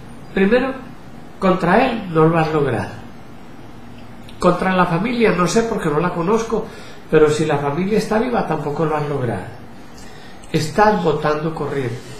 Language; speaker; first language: Spanish; native; Spanish